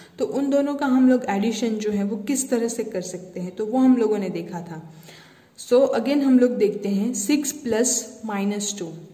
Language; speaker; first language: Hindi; non-native, local second language; Gujarati